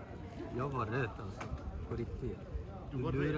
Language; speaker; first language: Swedish; early bilingual, other home language; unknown